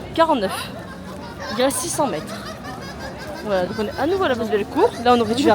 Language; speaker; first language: French; native; French